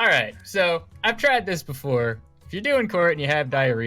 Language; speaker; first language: English; native; English